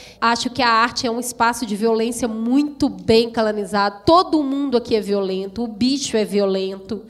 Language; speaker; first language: Portuguese; native; Portuguese